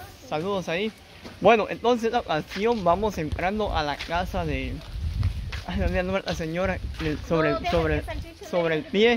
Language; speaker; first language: Spanish; native; Spanish